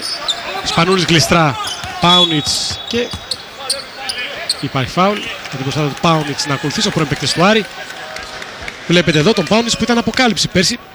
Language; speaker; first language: Greek; native; Greek